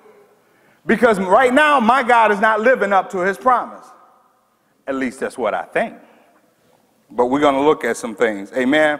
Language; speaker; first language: English; native; English